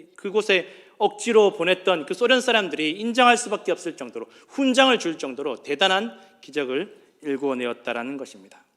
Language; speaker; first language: Korean; native; Korean